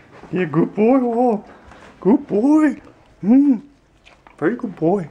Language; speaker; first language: English; non-native, fluent; German